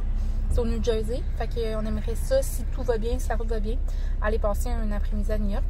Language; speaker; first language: French; native; French